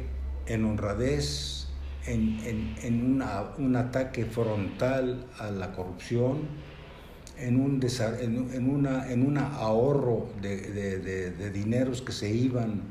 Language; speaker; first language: Spanish; native; Spanish